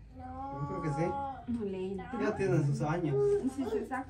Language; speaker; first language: Spanish; native; Spanish